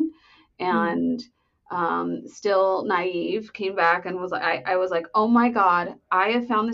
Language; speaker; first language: English; native; English